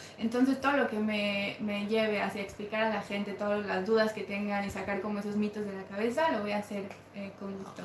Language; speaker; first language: Spanish; native; Spanish